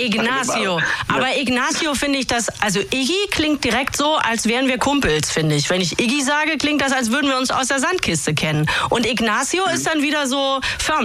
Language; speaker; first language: German; native; German